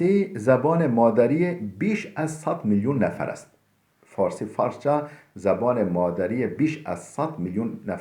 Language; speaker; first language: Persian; non-native, fluent; Turkish